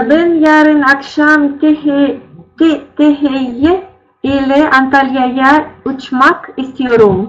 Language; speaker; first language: Turkish; non-native, learner; Russian